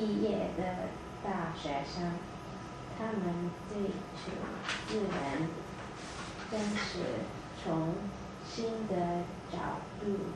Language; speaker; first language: Chinese; non-native, learner; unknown